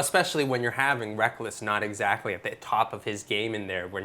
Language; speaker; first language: English; native; English